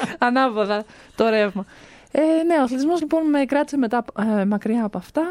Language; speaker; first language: Greek; early bilingual, other home language; Romanian